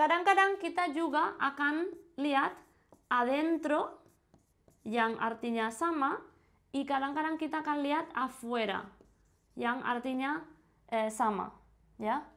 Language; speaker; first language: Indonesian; non-native, fluent; Spanish